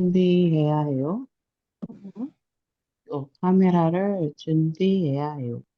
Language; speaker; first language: Korean; non-native, learner; Indonesian